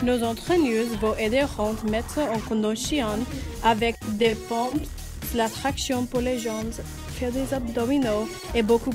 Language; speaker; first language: French; non-native, learner; English